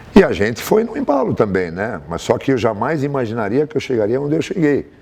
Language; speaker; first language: Portuguese; native; Portuguese